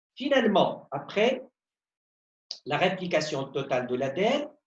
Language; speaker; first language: French; non-native, local second language; Arabic